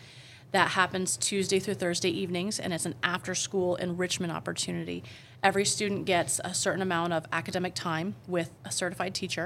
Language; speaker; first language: English; native; English